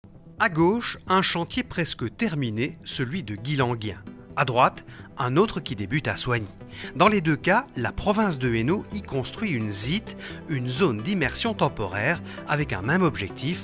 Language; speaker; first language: French; native; French